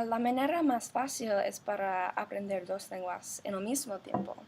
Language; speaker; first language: Spanish; non-native, learner; English